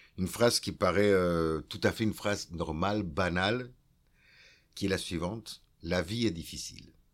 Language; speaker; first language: French; non-native, fluent; Spanish